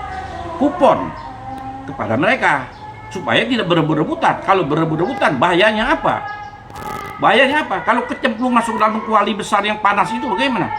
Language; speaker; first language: Indonesian; native; Indonesian